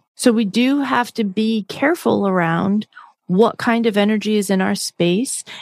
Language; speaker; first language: English; native; English